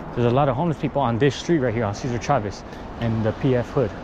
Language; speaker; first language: English; native; English